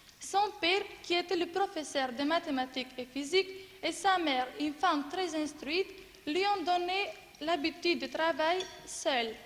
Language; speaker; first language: French; non-native, learner; Macedonian